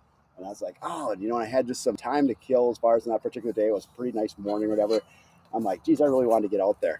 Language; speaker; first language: English; native; English